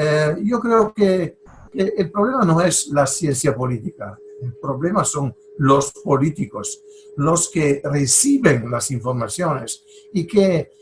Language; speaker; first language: Spanish; non-native, fluent; Italian